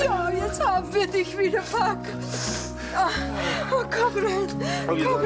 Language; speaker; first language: German; native; German